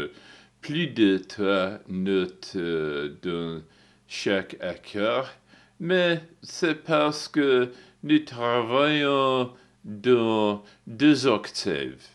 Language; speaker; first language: French; non-native, learner; English